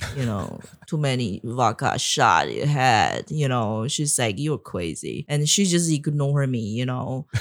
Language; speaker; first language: English; non-native, fluent; Chinese